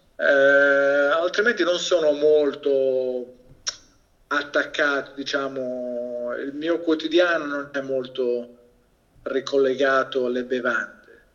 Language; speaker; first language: Italian; native; Italian